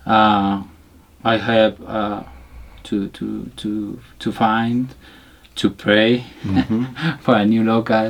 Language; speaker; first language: English; non-native, learner; Spanish